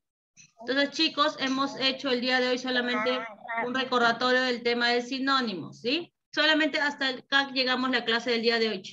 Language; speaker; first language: Spanish; native; Spanish